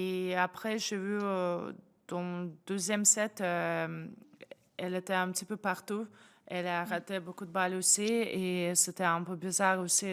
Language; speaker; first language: French; non-native, fluent; Russian